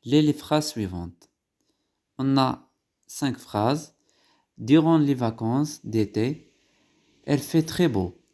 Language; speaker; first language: French; non-native, local second language; Arabic